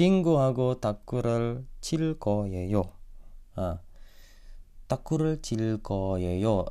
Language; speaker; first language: Korean; non-native, fluent; Indonesian